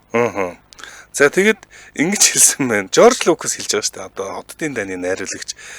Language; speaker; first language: Mongolian; native; Mongolian